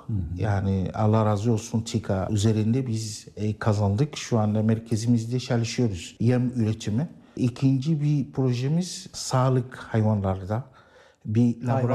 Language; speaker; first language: Turkish; non-native, learner; Arabic